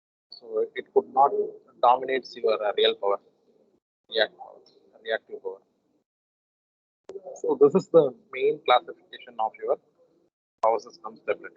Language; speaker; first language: English; non-native, local second language; Tamil